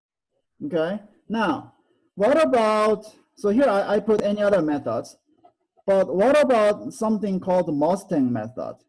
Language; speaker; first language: English; non-native, fluent; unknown